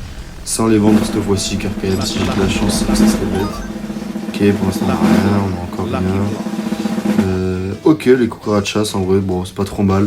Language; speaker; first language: French; native; French